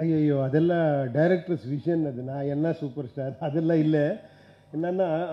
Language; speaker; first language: Tamil; non-native, local second language; Kannada